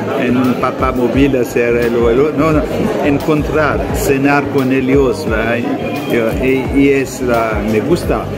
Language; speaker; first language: Spanish; non-native, learner; French